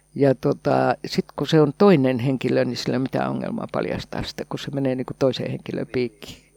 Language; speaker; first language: Finnish; native; Finnish